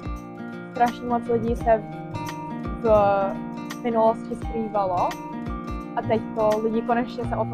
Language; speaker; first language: Czech; early bilingual, heritage; Czech